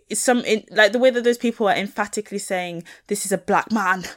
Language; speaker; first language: English; native; English